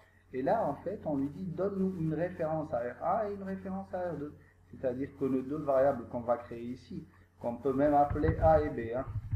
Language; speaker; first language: French; non-native, local second language; Arabic